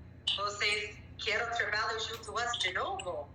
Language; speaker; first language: Portuguese; non-native, learner; English